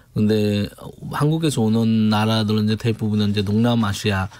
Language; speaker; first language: Korean; non-native, fluent; Bangla